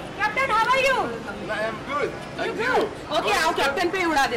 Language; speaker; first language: Hindi; native; Hindi